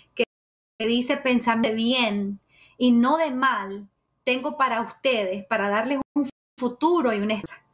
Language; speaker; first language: Spanish; native; Spanish